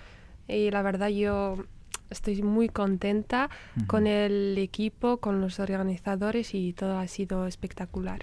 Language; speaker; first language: Spanish; non-native, fluent; Riffian